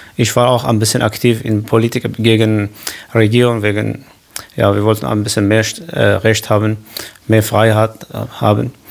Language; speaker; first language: German; non-native, learner; Kurdish